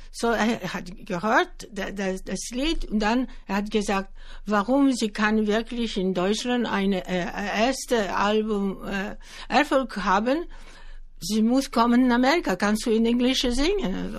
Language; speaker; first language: German; non-native, learner; Greek